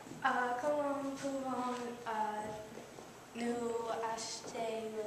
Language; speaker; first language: French; non-native, learner; English